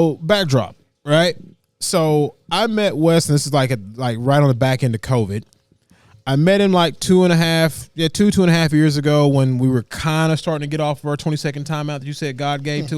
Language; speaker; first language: English; native; English